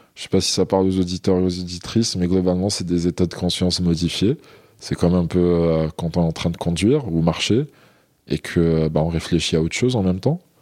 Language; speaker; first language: French; non-native, local second language; Arabic